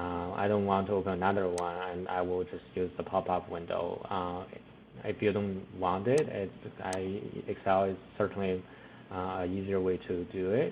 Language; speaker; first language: English; non-native, fluent; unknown